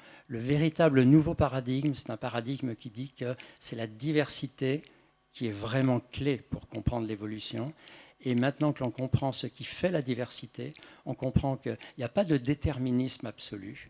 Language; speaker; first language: French; native; French